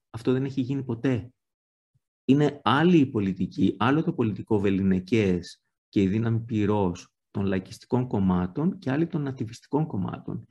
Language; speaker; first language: Greek; native; Greek